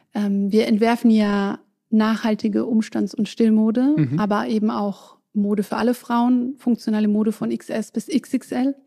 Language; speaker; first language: German; non-native, local second language; French